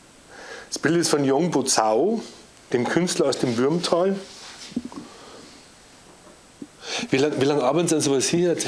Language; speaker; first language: German; native; German